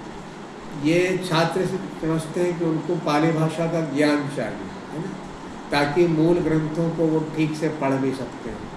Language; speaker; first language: Hindi; native; Hindi